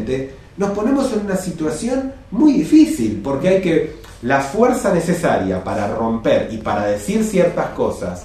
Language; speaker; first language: Spanish; native; Spanish